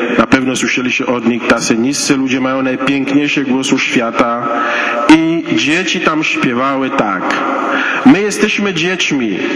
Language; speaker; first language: Polish; non-native, fluent; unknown